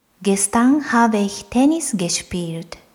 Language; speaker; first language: German; non-native, fluent; Japanese